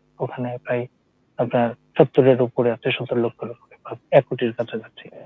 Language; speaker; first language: Bangla; non-native, local second language; Santali